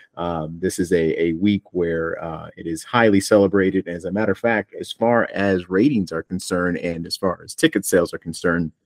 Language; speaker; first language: English; native; English